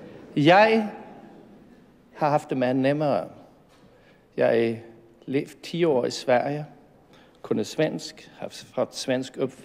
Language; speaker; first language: Danish; non-native, fluent; German